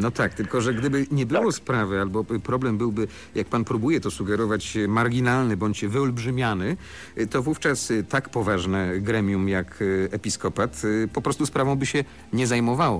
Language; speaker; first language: Polish; native; Polish